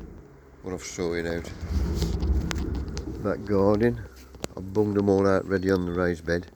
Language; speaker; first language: English; native; English